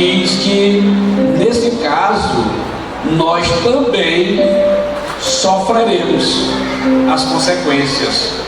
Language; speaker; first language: Portuguese; native; Portuguese